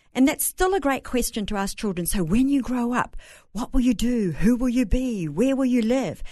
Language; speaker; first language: English; native; English